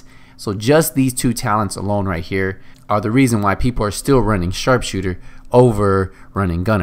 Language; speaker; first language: English; native; English